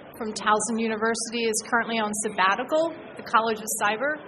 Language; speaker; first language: English; native; English